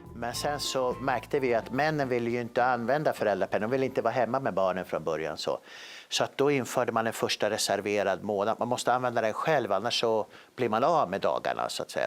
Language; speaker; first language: Swedish; native; Swedish